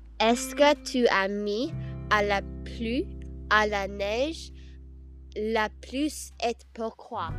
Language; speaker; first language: French; non-native, learner; English